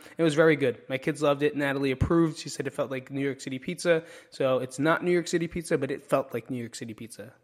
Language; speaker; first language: English; early bilingual, other home language; Filipino